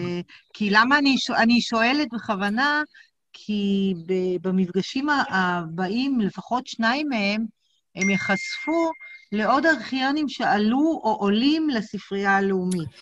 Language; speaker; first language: Hebrew; native; Hebrew